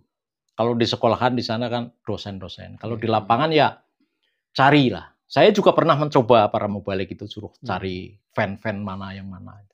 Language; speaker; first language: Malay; non-native, local second language; Javanese